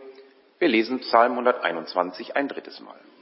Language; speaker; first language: German; native; German